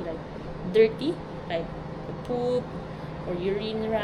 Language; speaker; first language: English; non-native, local second language; Filipino